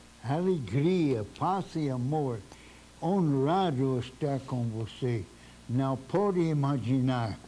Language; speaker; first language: Portuguese; non-native, fluent; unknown